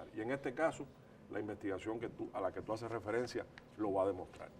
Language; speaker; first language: Spanish; native; Spanish